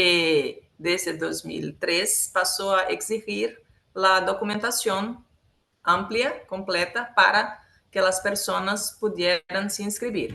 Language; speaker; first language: Spanish; non-native, local second language; Portuguese